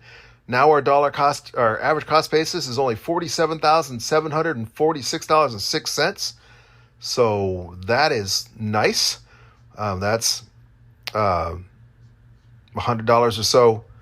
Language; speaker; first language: English; native; English